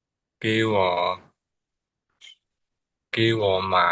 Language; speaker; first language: Chinese; non-native, learner; Burmese